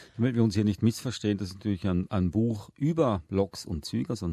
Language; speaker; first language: German; native; German